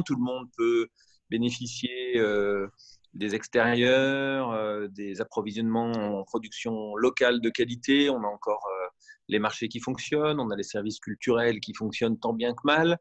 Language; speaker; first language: French; native; French